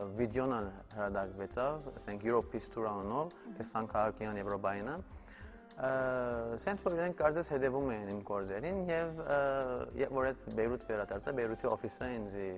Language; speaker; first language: Armenian; early bilingual, heritage; Armenian